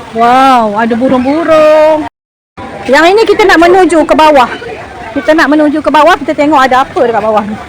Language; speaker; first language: Malay; native; Malay